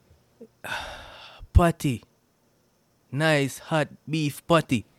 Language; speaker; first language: English; non-native, local second language; Jamaican Creole English